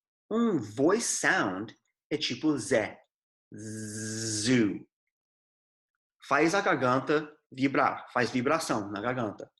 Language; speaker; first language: Portuguese; non-native, fluent; English